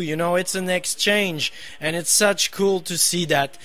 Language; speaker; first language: English; non-native, fluent; French